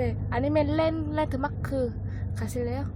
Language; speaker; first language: Korean; non-native, learner; Vietnamese